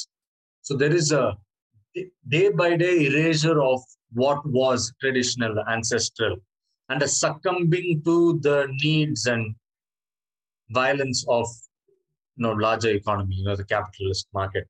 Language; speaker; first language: English; non-native, local second language; Tamil